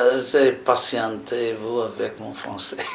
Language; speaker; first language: French; non-native, fluent; English